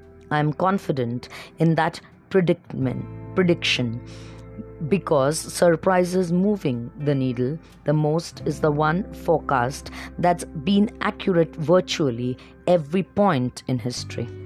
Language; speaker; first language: English; non-native, local second language; Marathi